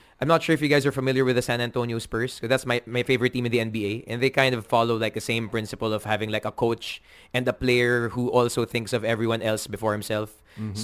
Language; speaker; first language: English; non-native, local second language; Filipino